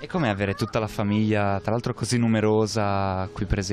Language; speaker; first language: Italian; native; Italian